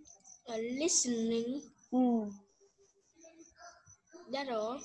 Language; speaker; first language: English; non-native, learner; Vietnamese